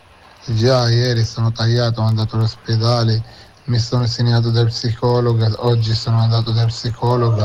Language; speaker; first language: Italian; non-native, fluent; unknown